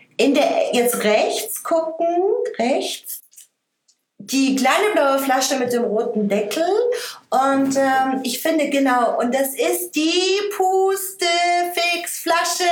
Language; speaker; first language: German; native; German